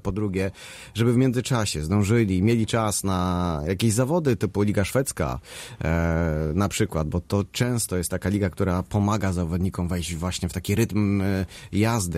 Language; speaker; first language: Polish; native; Polish